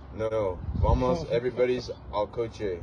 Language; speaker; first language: Spanish; non-native, learner; English